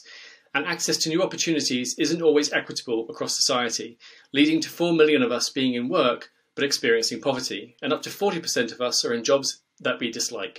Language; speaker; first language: English; native; English